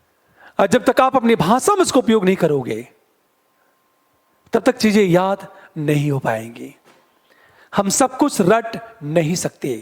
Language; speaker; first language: Hindi; native; Hindi